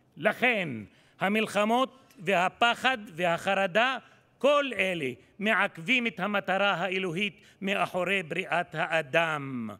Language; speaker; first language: Hebrew; non-native, local second language; Arabic